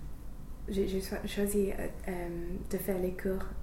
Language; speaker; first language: French; non-native, fluent; English